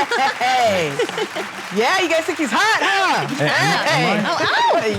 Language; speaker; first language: English; native; English